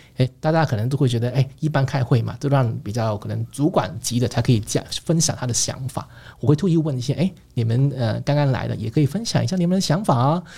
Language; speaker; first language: Chinese; non-native, local second language; Cantonese